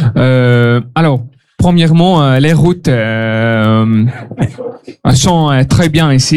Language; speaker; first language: French; non-native, learner; Greek